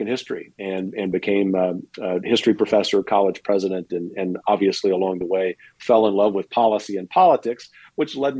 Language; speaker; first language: English; native; English